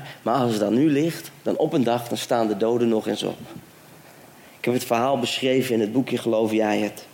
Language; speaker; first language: Dutch; native; Dutch